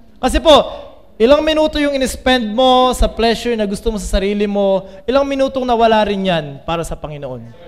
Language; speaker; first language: Filipino; native; Filipino